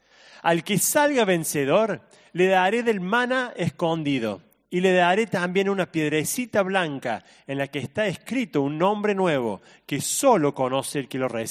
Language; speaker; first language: Spanish; native; Spanish